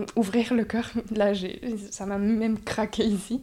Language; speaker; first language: French; early bilingual, other home language; Spanish